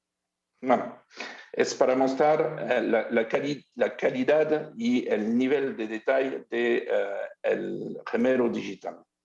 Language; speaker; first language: Spanish; non-native, learner; French